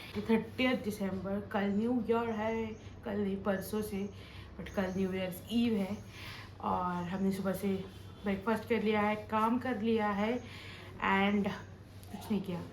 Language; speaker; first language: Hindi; non-native, local second language; Konkani